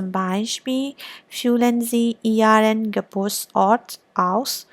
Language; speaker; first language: German; non-native, fluent; Burmese